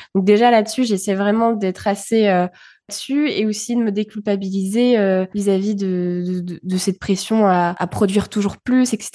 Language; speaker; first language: French; early bilingual, other home language; Bulgarian